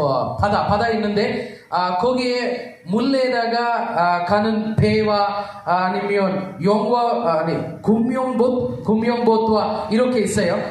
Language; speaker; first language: Korean; non-native, learner; Telugu